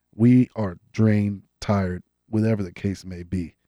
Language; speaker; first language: English; native; English